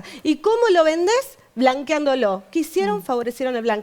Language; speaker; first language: Spanish; native; Spanish